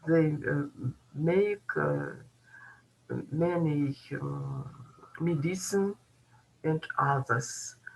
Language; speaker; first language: English; non-native, learner; Kazakh